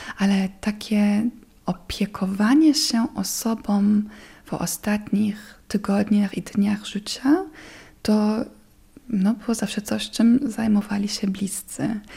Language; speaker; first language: Polish; non-native, fluent; German